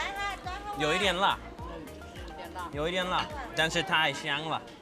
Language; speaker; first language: Chinese; non-native, learner; English